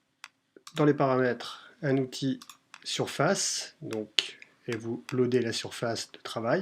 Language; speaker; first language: French; native; French